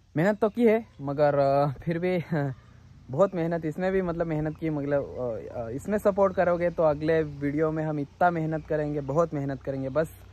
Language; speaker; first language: Hindi; non-native, local second language; Gujarati